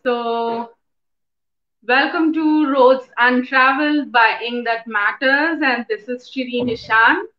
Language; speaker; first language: English; non-native, local second language; Tamil